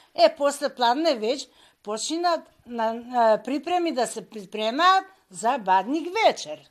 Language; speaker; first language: Macedonian; early bilingual, heritage; Macedonian